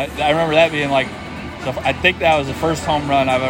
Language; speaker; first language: English; native; English